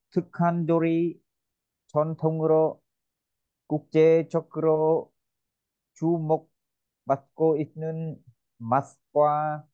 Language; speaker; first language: Korean; non-native, learner; Vietnamese